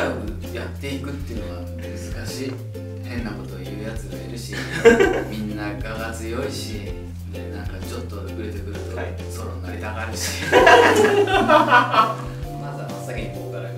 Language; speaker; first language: Japanese; native; Japanese